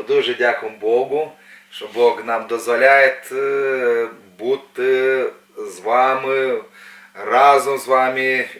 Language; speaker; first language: Ukrainian; non-native, local second language; Russian